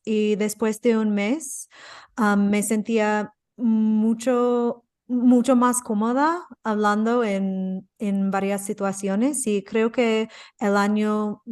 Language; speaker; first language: Spanish; non-native, fluent; English